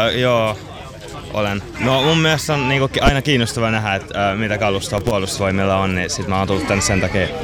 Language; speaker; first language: Finnish; native; Finnish